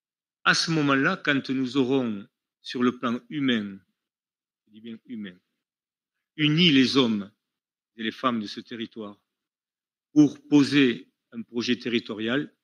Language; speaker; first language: French; native; French